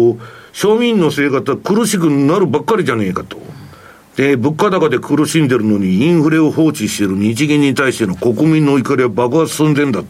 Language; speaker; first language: Japanese; native; Japanese